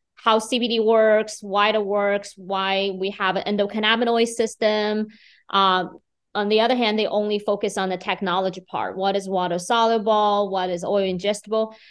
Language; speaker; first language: English; non-native, fluent; Chinese